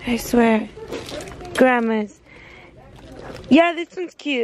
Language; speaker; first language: English; early bilingual, other home language; Spanish